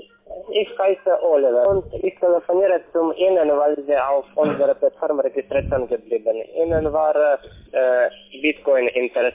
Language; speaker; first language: German; non-native, learner; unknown